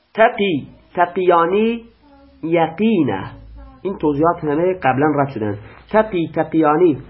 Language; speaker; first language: Persian; non-native, local second language; Baluchi